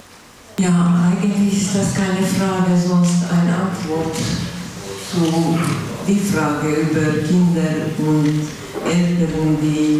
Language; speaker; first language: German; non-native, fluent; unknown